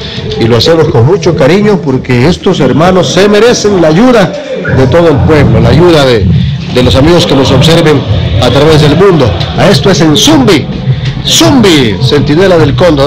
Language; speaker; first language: Spanish; native; Spanish